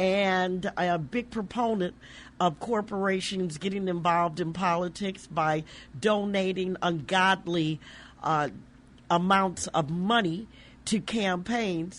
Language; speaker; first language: English; native; English